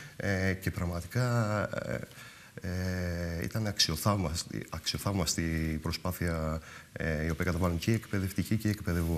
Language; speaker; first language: Greek; native; Greek